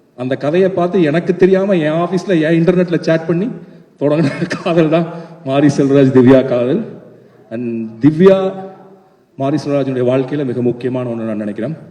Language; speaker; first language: Tamil; native; Tamil